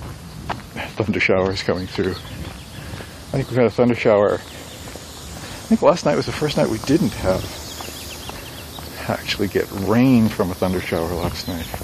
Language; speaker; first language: English; native; English